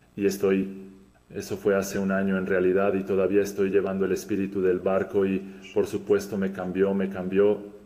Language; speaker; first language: Spanish; non-native, fluent; Serbian